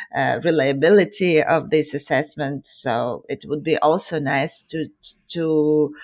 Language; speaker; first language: English; non-native, fluent; Ukrainian